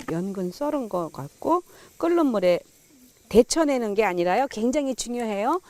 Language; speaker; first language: Korean; native; Korean